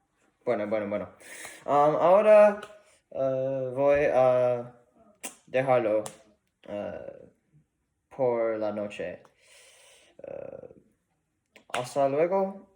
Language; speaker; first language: Spanish; non-native, learner; English